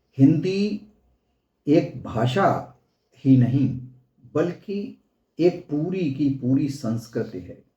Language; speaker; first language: Hindi; native; Hindi